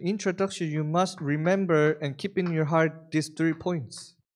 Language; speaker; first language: English; non-native, fluent; Korean